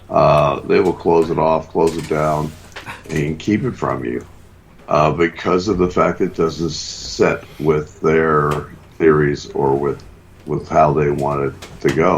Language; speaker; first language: English; native; English